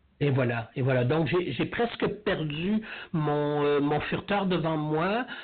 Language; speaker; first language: French; native; French